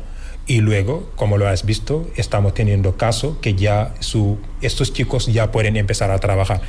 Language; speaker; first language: Spanish; non-native, fluent; Wolof